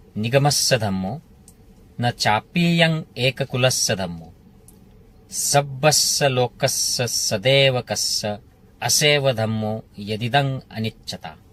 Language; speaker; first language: Hindi; non-native, local second language; Marathi